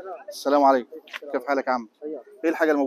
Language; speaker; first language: Arabic; native; Arabic